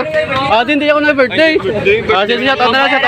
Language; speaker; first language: Filipino; non-native, local second language; Hiligaynon